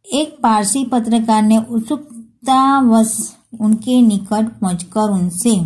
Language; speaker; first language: Hindi; non-native, local second language; Gujarati